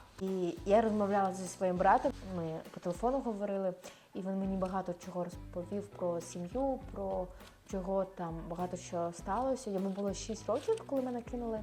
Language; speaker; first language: Ukrainian; native; Ukrainian